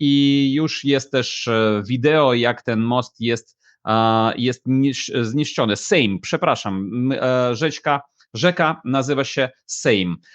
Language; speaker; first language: Polish; non-native, fluent; Ukrainian